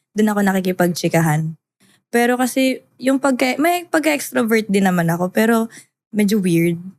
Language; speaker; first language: Filipino; native; Filipino